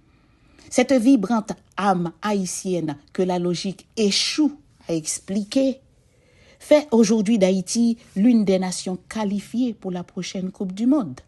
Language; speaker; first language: French; non-native, local second language; Haitian Creole